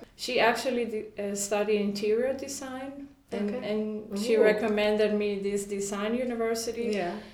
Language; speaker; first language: English; non-native, fluent; Spanish